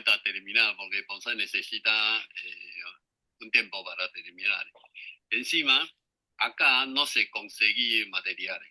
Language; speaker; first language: Spanish; non-native, learner; Chinese